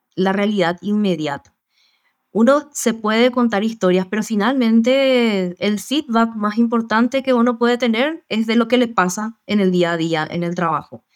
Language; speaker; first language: Spanish; native; Spanish